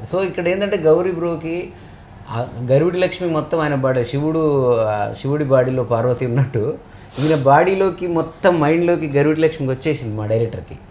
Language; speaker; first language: Telugu; native; Telugu